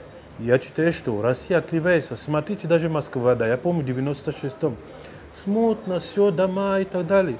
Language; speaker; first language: Russian; non-native, fluent; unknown